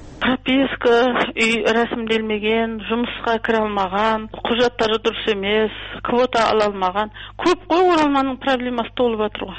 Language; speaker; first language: Kazakh; early bilingual, heritage; Kazakh